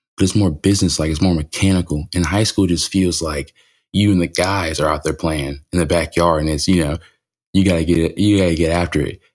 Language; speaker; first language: English; native; English